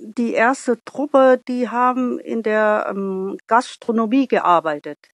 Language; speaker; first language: German; non-native, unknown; Vietnamese